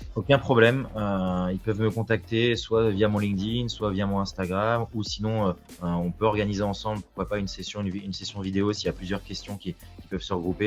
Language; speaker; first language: French; native; French